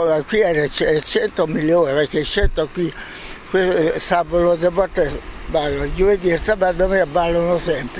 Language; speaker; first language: Italian; native; Italian